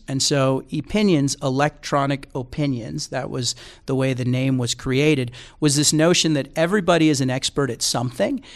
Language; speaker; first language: English; native; English